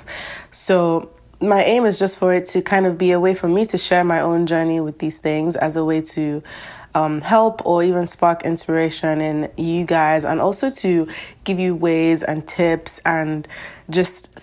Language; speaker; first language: English; non-native, local second language; Yoruba